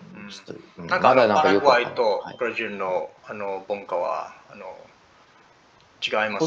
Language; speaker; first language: Japanese; non-native, learner; English